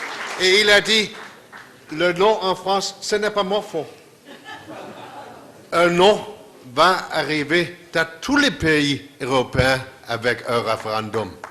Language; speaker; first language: French; non-native, fluent; Danish